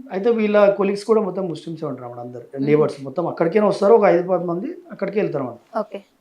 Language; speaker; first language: Telugu; native; Telugu